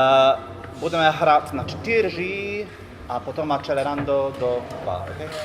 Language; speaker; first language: Czech; non-native, learner; English